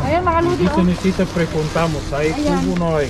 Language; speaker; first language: Spanish; non-native, learner; Filipino